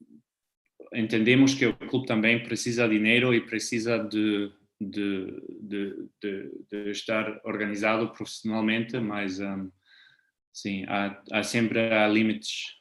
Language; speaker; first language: Portuguese; non-native, fluent; German